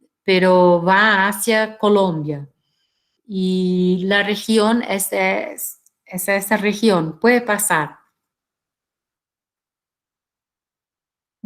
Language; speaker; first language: Spanish; non-native, fluent; Portuguese